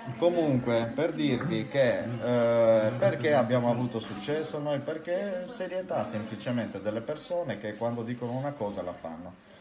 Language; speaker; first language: Italian; native; Italian